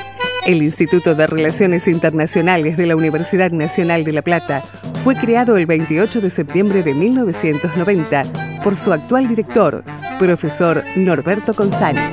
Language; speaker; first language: Spanish; native; Spanish